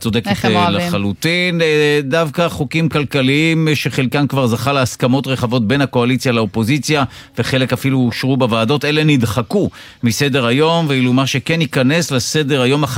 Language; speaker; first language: Hebrew; native; Hebrew